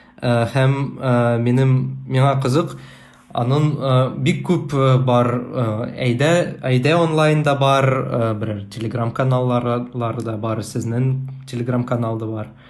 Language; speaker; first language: Tatar; non-native, learner; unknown